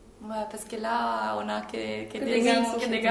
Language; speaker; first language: French; non-native, fluent; Italian